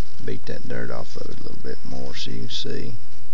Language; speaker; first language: English; native; English